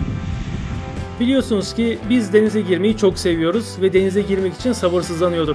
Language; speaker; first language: Turkish; native; Turkish